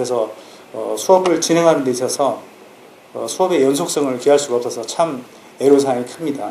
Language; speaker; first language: Korean; native; Korean